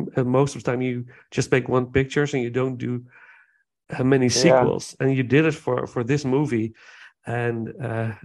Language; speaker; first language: English; non-native, fluent; Dutch